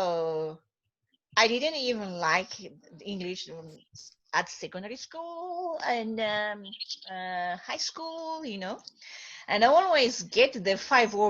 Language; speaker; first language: English; non-native, fluent; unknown